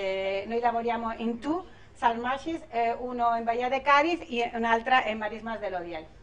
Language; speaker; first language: Italian; non-native, learner; Spanish